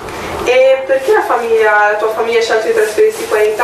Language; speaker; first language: Italian; native; Italian